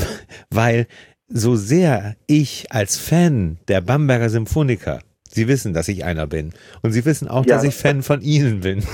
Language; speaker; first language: German; native; German